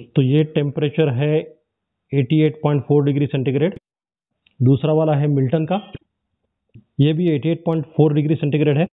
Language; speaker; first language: Hindi; non-native, local second language; Marathi